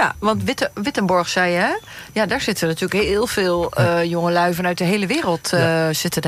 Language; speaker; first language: Dutch; native; Dutch